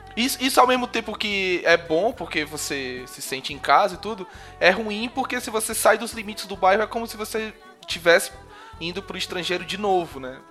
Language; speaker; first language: Portuguese; native; Portuguese